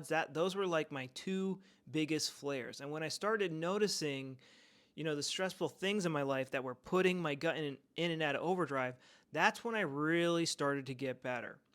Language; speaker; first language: English; native; English